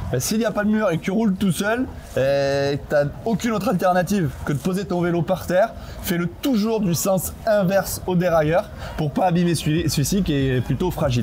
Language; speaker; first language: French; native; French